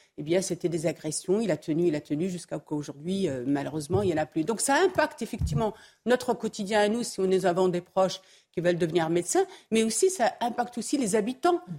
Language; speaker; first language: French; early bilingual, other home language; Arabic